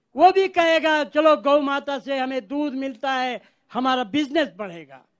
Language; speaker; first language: Hindi; non-native, local second language; Telugu